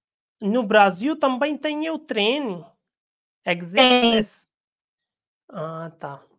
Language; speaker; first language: Portuguese; non-native, learner; Hindi